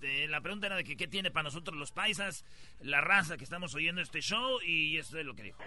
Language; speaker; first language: Spanish; native; Spanish